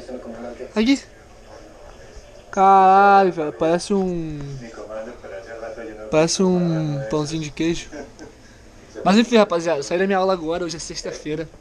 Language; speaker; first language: Portuguese; native; Portuguese